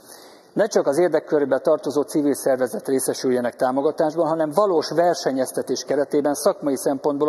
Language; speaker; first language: Hungarian; native; Hungarian